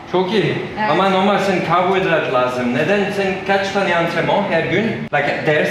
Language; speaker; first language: Turkish; non-native, learner; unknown